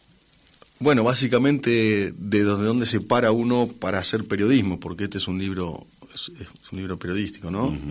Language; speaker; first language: Spanish; native; Spanish